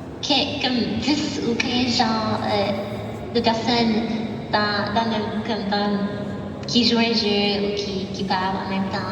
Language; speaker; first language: French; non-native, fluent; English